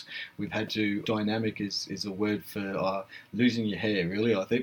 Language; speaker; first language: English; native; English